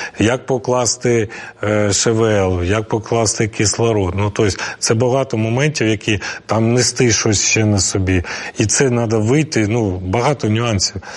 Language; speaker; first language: Ukrainian; non-native, local second language; Russian